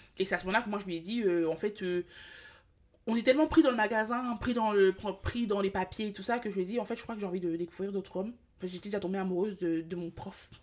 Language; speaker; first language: French; early bilingual, other home language; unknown